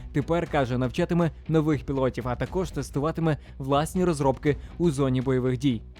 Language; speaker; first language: Ukrainian; native; Ukrainian